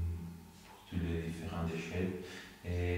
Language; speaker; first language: French; non-native, learner; Spanish